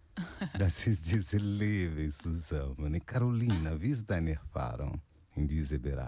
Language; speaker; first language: German; non-native, learner; Portuguese